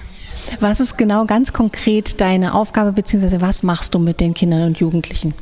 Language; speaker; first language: German; native; German